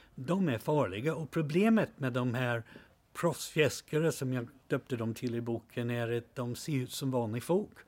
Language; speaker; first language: Swedish; non-native, fluent; English